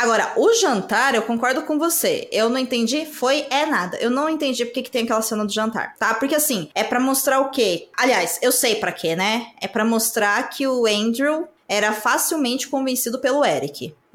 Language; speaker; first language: Portuguese; native; Portuguese